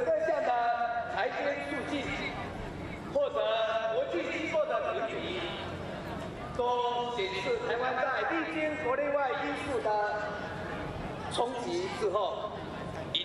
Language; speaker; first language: Chinese; native; Chinese